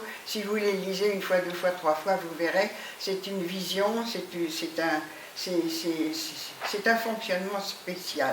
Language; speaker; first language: French; native; French